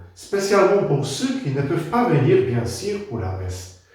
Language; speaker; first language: French; non-native, fluent; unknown